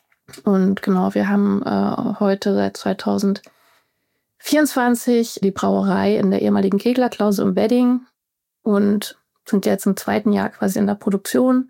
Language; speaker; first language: German; native; German